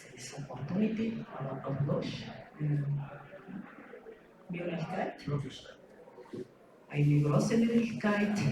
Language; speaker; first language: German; non-native, learner; Spanish